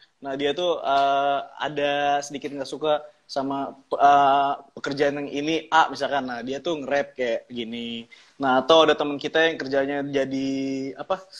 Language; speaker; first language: Indonesian; native; Indonesian